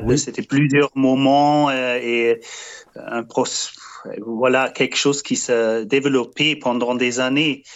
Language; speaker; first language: French; non-native, fluent; German